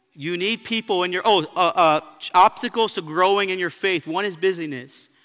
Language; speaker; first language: English; native; English